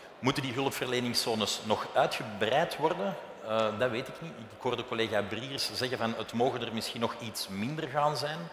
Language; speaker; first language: Dutch; native; Dutch